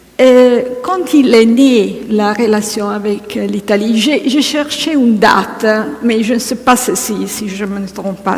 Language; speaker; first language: French; non-native, fluent; Italian